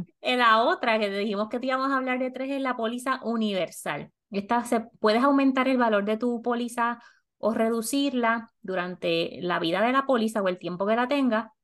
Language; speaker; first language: Spanish; native; Spanish